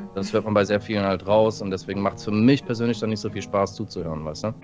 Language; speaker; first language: German; early bilingual, other home language; English